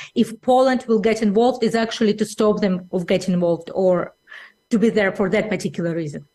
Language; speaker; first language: English; non-native, fluent; Russian